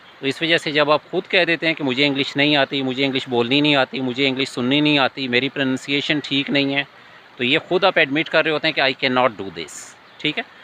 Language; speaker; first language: Urdu; non-native, local second language; Punjabi